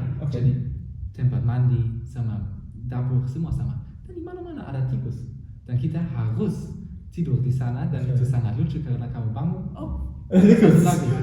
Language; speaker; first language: Indonesian; non-native, fluent; German